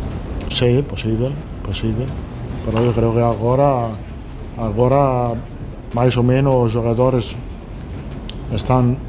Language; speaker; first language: Portuguese; non-native, learner; Italian